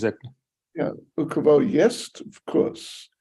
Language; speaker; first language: Russian; non-native, learner; English